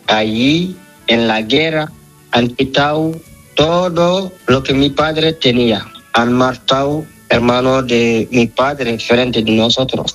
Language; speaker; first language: Spanish; non-native, learner; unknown